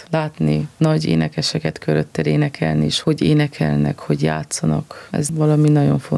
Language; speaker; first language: Hungarian; early bilingual, heritage; Hungarian